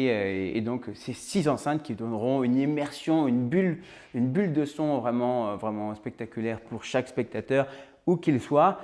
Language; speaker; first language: French; native; French